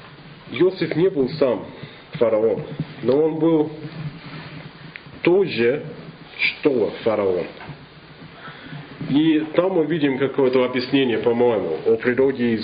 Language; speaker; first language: Russian; non-native, fluent; English